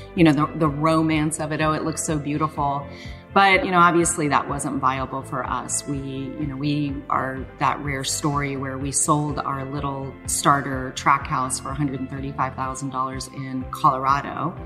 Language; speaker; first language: English; native; English